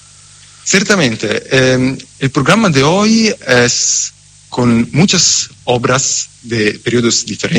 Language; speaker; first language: Spanish; non-native, fluent; Italian